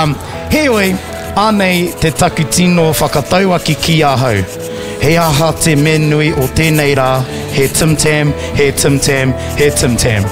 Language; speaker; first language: Māori; non-native, local second language; English